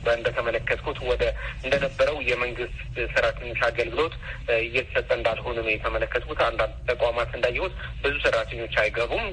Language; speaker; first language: Amharic; non-native, local second language; Tigrinya